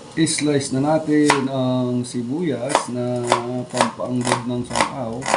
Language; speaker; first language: Filipino; native; Filipino